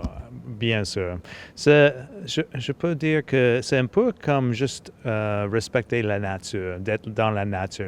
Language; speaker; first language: French; non-native, local second language; English